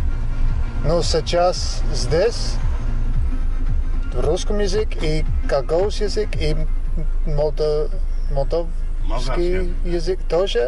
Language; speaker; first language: Russian; non-native, learner; English